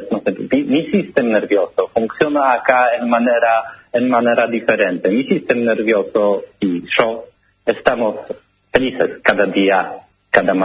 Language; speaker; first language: Spanish; non-native, learner; Polish